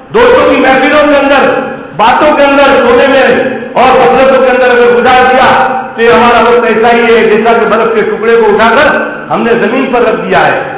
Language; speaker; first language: Urdu; non-native, local second language; Gujarati